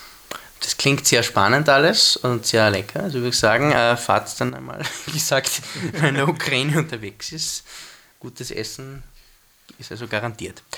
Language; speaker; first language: German; native; German